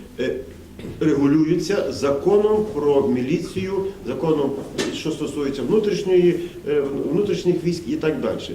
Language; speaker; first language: Ukrainian; native; Ukrainian